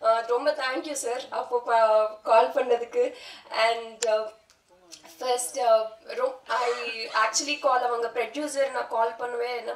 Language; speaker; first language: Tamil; non-native, fluent; Telugu